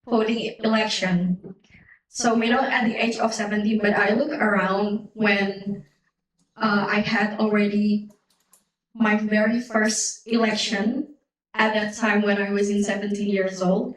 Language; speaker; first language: English; non-native, learner; Indonesian